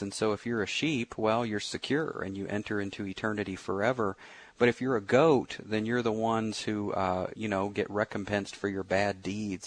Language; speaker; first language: English; native; English